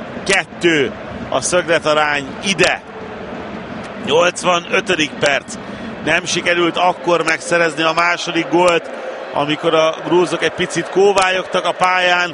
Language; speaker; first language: Hungarian; native; Hungarian